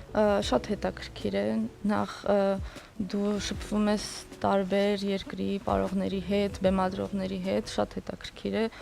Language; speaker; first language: Armenian; native; Armenian